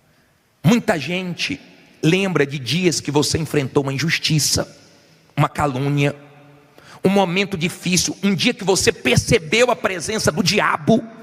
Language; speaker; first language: Portuguese; native; Portuguese